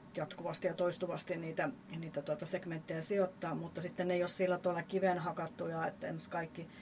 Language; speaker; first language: Finnish; native; Finnish